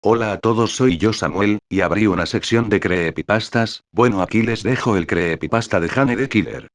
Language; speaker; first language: Spanish; native; Spanish